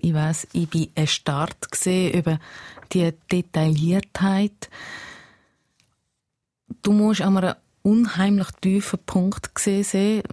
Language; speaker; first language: German; native; German